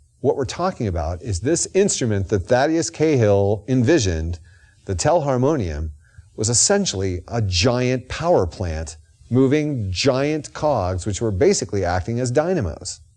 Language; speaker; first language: English; native; English